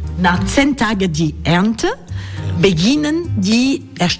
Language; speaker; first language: German; non-native, learner; French